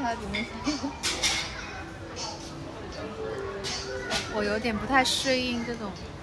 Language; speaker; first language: Chinese; non-native, local second language; Cantonese